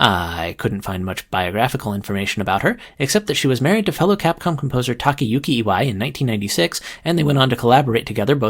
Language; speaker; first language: English; native; English